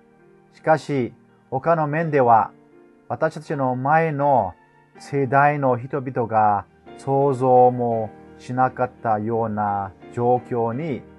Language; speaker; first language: Japanese; non-native, fluent; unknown